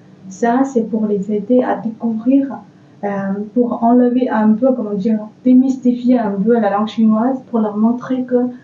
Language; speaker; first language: French; non-native, fluent; Chinese